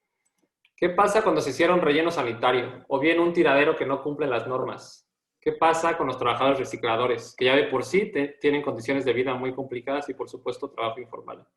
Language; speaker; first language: Spanish; native; Spanish